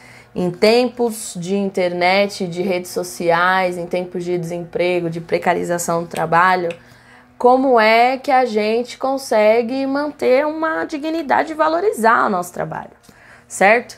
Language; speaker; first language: Portuguese; native; Portuguese